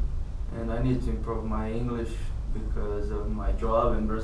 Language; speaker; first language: English; non-native, learner; Portuguese